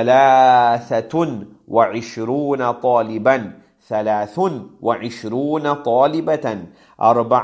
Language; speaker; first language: Arabic; non-native, fluent; English